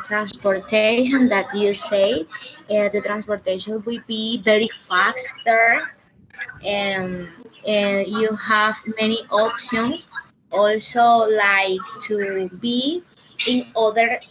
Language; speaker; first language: English; non-native, learner; Spanish